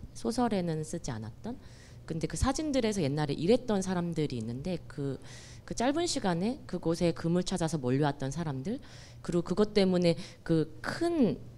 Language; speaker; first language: Korean; native; Korean